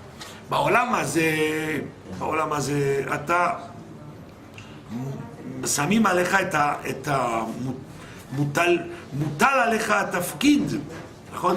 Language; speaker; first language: Hebrew; non-native, fluent; French